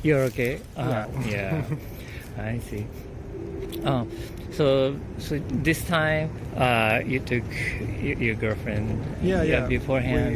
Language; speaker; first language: English; non-native, learner; Japanese